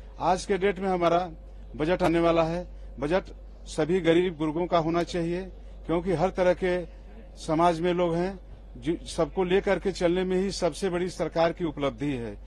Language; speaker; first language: Hindi; native; Hindi